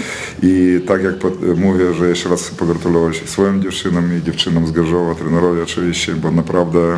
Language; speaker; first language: Polish; non-native, fluent; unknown